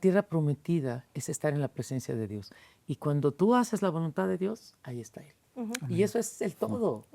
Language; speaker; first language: Spanish; native; Spanish